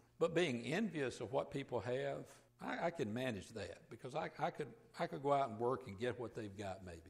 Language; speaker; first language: English; native; English